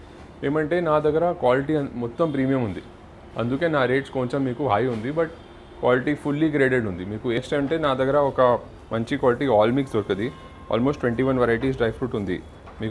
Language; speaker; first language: Telugu; non-native, local second language; Hindi